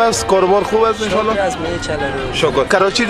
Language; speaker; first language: Persian; non-native, local second language; Pashto